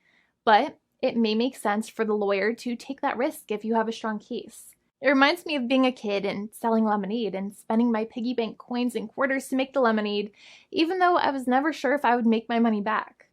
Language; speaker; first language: English; native; English